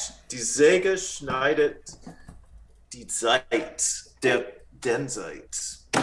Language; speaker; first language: German; non-native, learner; English